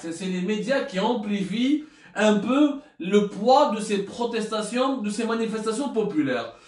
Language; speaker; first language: French; non-native, local second language; Arabic